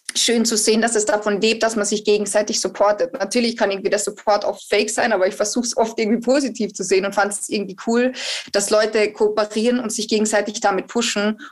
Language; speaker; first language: German; native; German